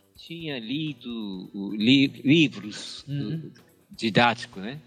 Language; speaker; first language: Portuguese; non-native, fluent; Japanese